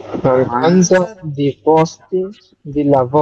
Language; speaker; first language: Italian; non-native, learner; Bangla